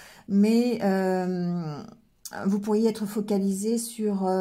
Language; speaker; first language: French; native; French